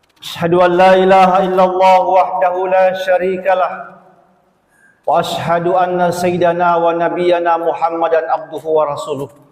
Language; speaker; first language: Malay; non-native, local second language; Buginese